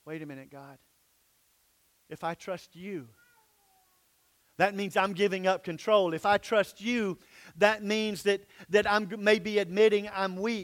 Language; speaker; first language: English; native; English